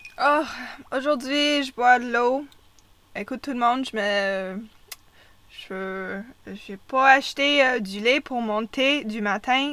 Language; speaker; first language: French; non-native, local second language; English